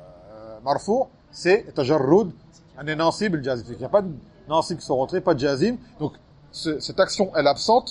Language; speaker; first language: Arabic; non-native, fluent; French